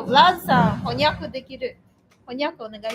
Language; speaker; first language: Japanese; non-native, learner; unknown